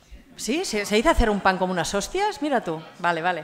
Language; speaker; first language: Spanish; non-native, local second language; Catalan